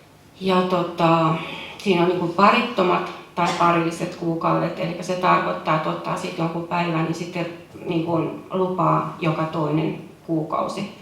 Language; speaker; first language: Finnish; native; Finnish